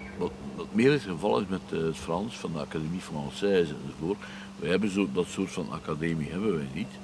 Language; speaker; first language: Dutch; native; Dutch